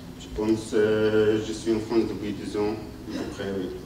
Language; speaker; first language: French; non-native, learner; Arabic